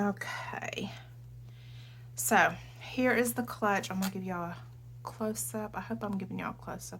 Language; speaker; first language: English; native; English